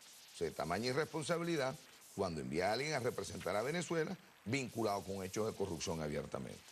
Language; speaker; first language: Spanish; native; Spanish